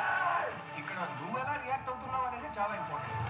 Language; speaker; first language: Telugu; native; Telugu